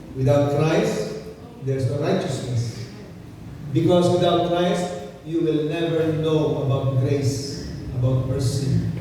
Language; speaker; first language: English; non-native, local second language; Filipino